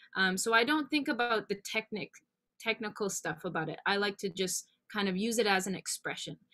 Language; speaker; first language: English; native; English